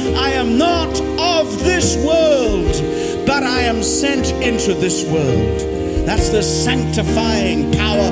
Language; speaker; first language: English; native; English